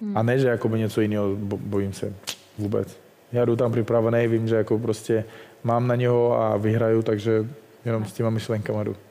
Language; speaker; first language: Czech; non-native, fluent; Russian